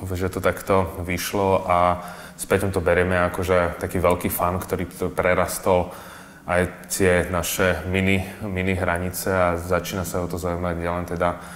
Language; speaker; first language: Slovak; early bilingual, other home language; Czech